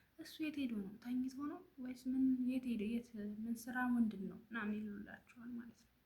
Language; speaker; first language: Amharic; native; Amharic